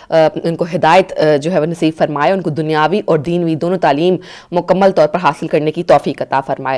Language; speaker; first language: Urdu; native; Urdu